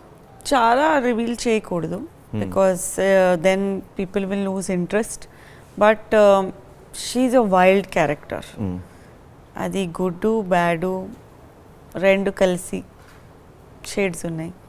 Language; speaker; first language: Telugu; non-native, learner; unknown